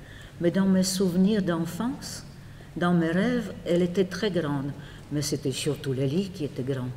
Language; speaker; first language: French; non-native, fluent; Polish